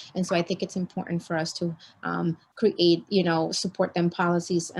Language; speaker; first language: English; early bilingual, other home language; Spanish